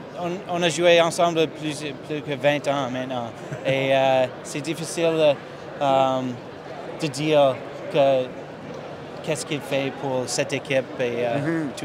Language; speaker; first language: French; non-native, learner; English